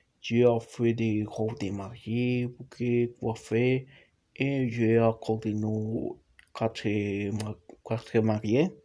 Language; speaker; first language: French; non-native, learner; Portuguese